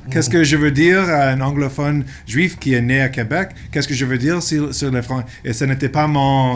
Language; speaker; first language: French; non-native, local second language; English